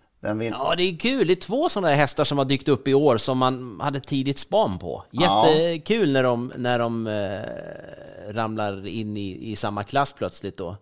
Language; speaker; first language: Swedish; native; Swedish